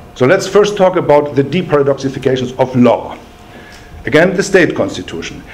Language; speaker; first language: English; non-native, fluent; German